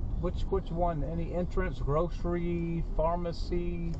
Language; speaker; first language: English; native; English